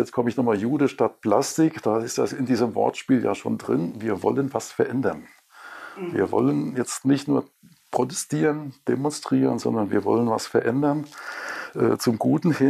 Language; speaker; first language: German; native; German